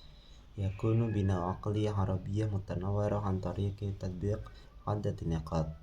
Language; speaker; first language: Arabic; non-native, learner; Indonesian